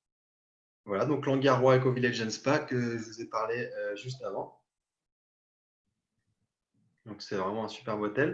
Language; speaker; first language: French; native; French